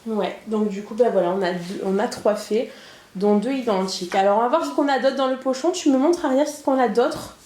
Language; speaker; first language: French; native; French